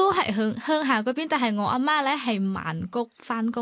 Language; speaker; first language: Cantonese; non-native, learner; Thai